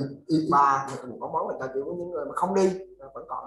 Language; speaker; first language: Vietnamese; native; Vietnamese